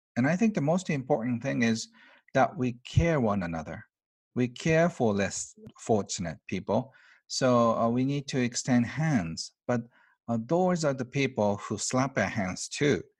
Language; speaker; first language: English; non-native, fluent; Japanese